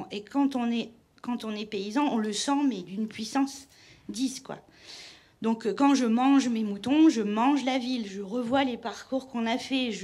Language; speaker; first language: French; native; French